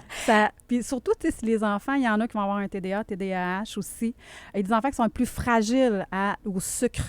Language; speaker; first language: French; native; French